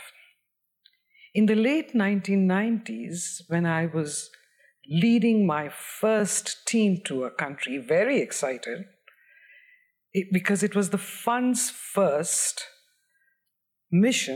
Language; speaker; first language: English; non-native, local second language; Hindi